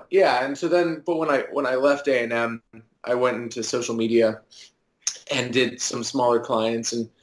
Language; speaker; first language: English; native; English